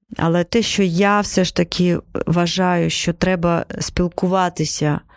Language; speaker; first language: Ukrainian; non-native, local second language; Crimean Tatar